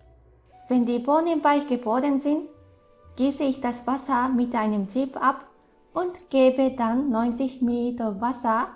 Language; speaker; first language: German; non-native, fluent; Japanese